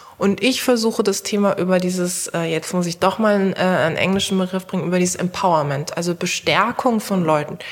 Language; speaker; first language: German; early bilingual, other home language; Turkish